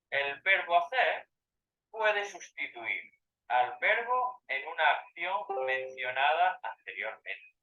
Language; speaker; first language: Spanish; non-native, fluent; Ukrainian